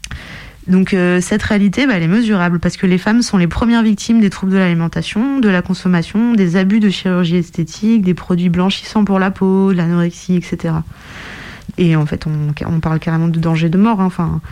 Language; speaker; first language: French; native; French